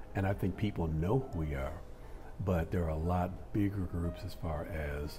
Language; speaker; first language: English; native; English